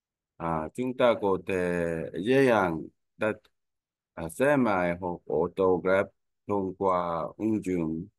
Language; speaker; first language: Vietnamese; non-native, learner; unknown